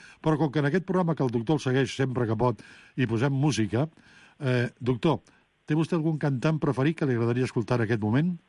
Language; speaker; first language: Catalan; non-native, local second language; Spanish